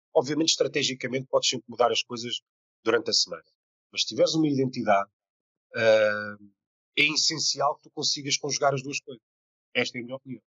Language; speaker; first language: Portuguese; native; Portuguese